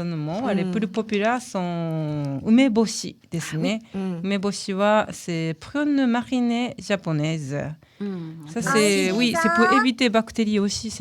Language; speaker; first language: French; non-native, fluent; Japanese